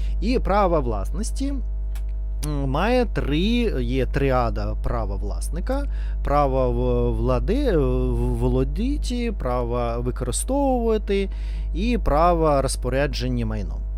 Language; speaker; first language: Ukrainian; non-native, learner; Russian